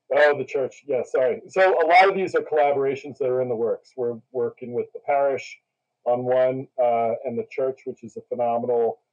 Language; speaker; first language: English; native; English